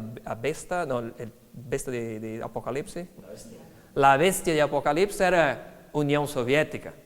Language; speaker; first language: Spanish; non-native, fluent; Portuguese